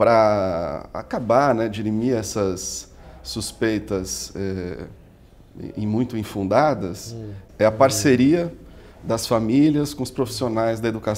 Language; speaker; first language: Portuguese; native; Portuguese